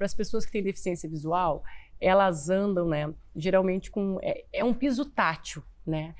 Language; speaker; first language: Portuguese; native; Portuguese